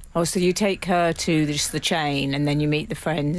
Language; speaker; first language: English; native; English